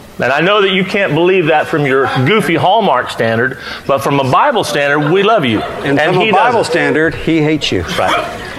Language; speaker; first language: English; native; English